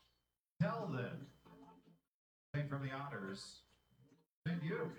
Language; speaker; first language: English; native; English